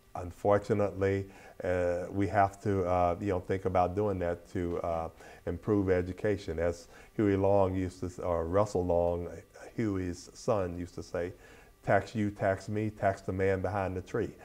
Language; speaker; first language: English; native; English